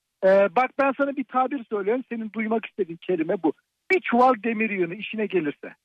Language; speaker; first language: Turkish; native; Turkish